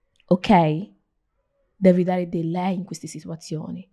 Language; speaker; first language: Italian; non-native, fluent; Nigerian Pidgin